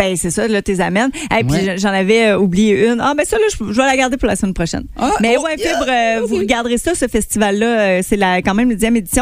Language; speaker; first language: French; native; French